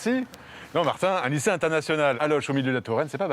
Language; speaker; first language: French; native; French